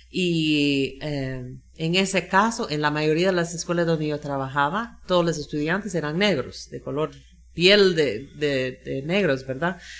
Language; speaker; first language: Spanish; non-native, fluent; English